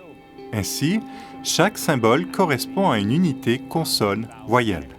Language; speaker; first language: French; native; French